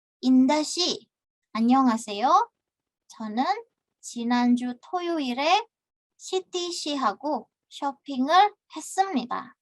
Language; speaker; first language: Korean; non-native, fluent; Indonesian